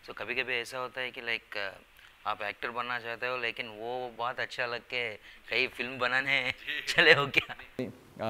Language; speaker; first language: Hindi; non-native, local second language; Telugu